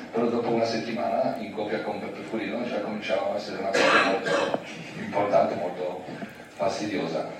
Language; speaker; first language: Italian; non-native, fluent; Polish